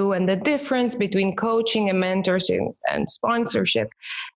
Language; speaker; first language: English; non-native, fluent; Romanian